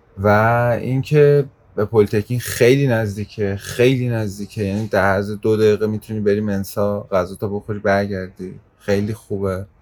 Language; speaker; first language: Persian; non-native, local second language; Azerbaijani